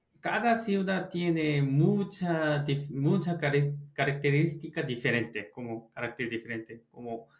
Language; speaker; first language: Spanish; non-native, learner; Korean